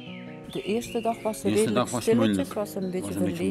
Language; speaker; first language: Dutch; native; Dutch